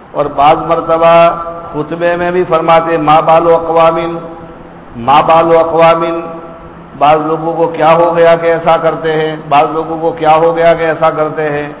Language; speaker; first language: Urdu; non-native, local second language; Gujarati